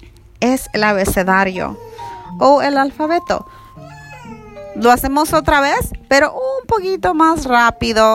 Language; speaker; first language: Spanish; early bilingual, heritage; Spanish